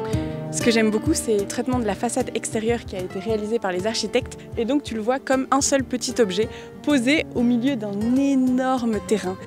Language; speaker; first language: French; native; French